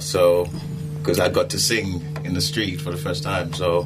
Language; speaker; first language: English; non-native, local second language; Yoruba